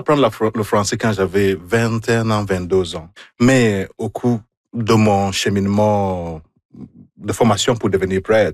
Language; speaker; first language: French; non-native, fluent; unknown